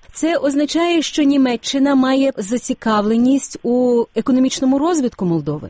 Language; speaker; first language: Ukrainian; native; Ukrainian